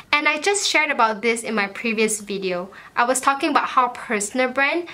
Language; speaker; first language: English; native; English